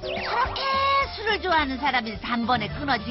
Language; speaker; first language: Korean; native; Korean